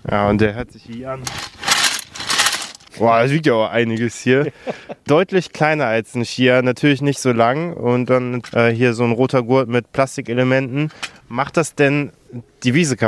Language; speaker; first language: German; native; German